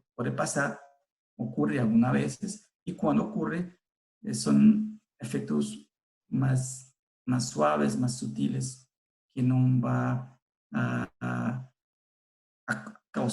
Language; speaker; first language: Spanish; non-native, fluent; Portuguese